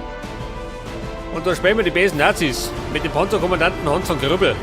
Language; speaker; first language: German; native; German